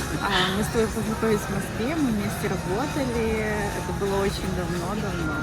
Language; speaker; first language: Russian; native; Russian